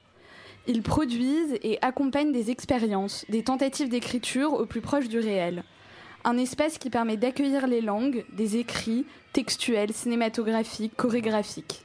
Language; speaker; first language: French; native; French